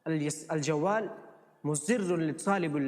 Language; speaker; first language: Arabic; non-native, learner; Urdu